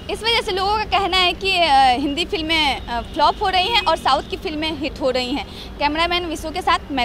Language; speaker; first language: Hindi; native; Hindi